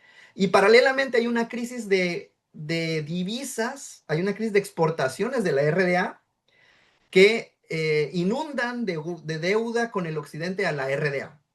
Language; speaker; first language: Spanish; native; Spanish